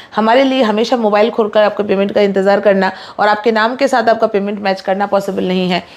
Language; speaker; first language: Hindi; non-native, local second language; Bangla